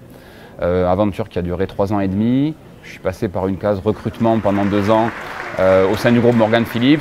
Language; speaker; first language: French; native; French